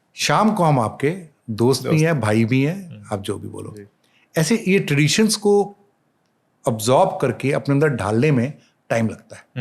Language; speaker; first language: Hindi; native; Hindi